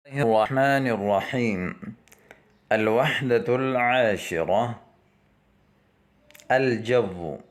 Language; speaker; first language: Arabic; non-native, fluent; Urdu